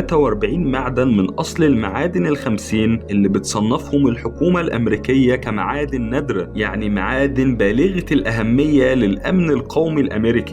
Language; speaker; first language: Arabic; native; Arabic